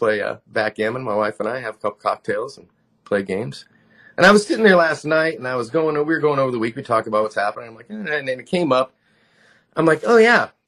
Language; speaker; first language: English; native; English